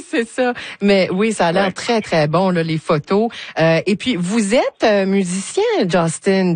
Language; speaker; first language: French; native; French